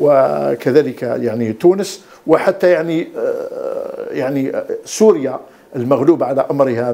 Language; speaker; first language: Arabic; native; Arabic